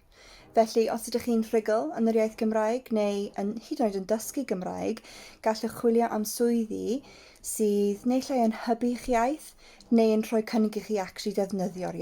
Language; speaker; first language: Welsh; non-native, local second language; English